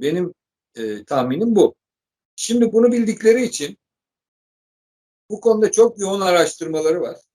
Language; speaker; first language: Turkish; native; Turkish